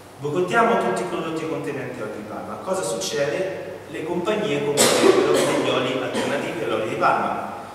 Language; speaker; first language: Italian; native; Italian